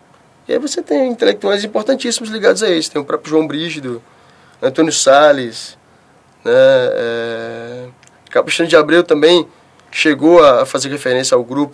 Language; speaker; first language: Portuguese; native; Portuguese